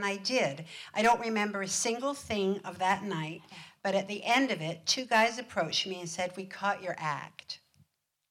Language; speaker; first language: English; native; English